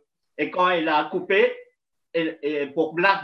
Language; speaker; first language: French; non-native, fluent; Vietnamese